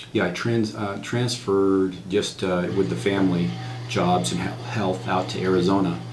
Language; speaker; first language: English; native; English